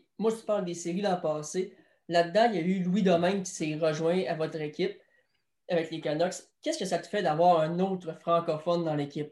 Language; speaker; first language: French; native; French